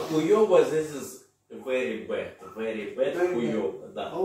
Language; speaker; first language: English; non-native, learner; Russian